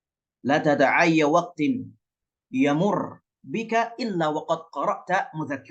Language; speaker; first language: Arabic; non-native, fluent; Indonesian